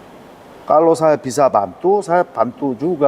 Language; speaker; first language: Indonesian; non-native, learner; Korean